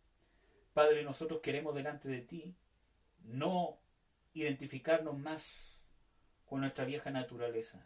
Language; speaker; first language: Spanish; native; Spanish